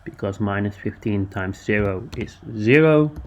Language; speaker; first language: English; non-native, fluent; Dutch